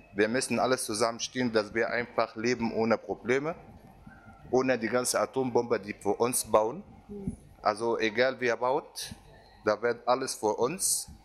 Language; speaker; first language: German; non-native, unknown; Arabic